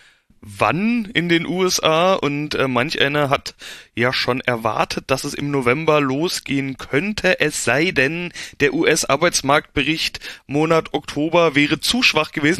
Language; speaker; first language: German; native; German